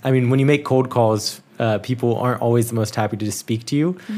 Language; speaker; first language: English; native; English